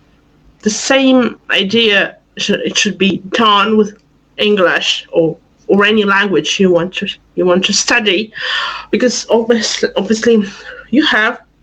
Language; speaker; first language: English; non-native, fluent; Russian